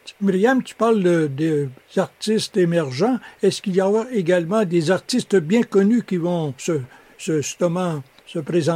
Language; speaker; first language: French; native; French